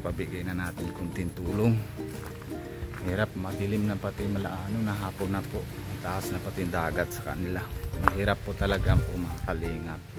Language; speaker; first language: Filipino; non-native, local second language; Bikol